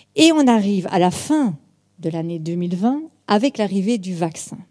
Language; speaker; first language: French; native; French